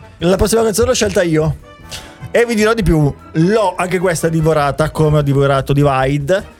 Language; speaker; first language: Italian; native; Italian